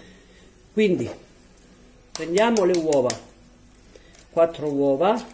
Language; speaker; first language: Italian; native; Italian